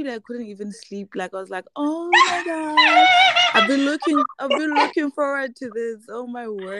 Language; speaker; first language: English; non-native, local second language; Southern Sotho